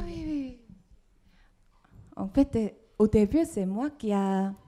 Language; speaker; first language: French; non-native, fluent; Korean